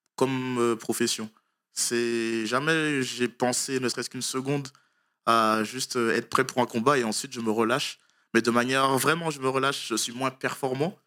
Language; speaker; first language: French; native; French